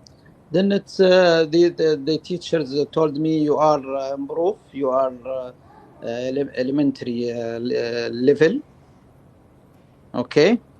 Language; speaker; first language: English; non-native, learner; Arabic